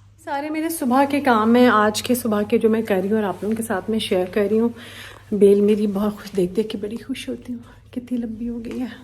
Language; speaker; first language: Urdu; native; Urdu